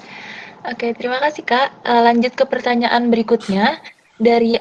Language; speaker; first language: Indonesian; native; Indonesian